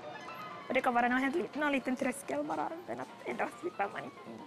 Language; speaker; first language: Swedish; native; Swedish